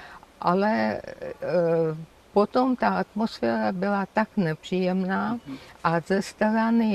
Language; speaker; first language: Czech; non-native, fluent; Georgian